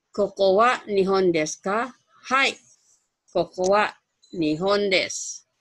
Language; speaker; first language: Japanese; non-native, fluent; Filipino